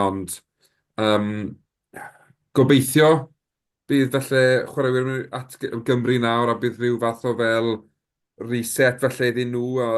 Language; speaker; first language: Welsh; native; Welsh